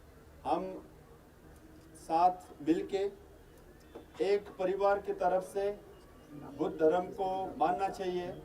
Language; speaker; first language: Hindi; non-native, fluent; Tibetan